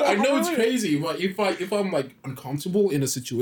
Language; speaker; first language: English; non-native, local second language; Yoruba